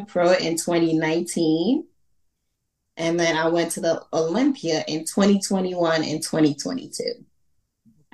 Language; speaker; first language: English; non-native, fluent; Haitian Creole